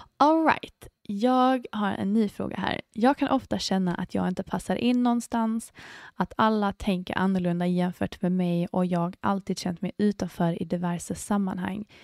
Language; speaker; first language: Swedish; early bilingual, other home language; English